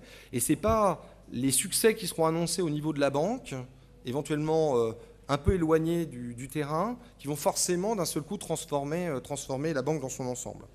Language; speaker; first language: French; native; French